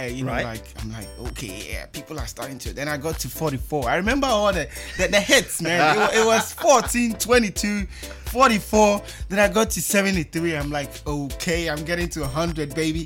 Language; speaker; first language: English; non-native, local second language; Akan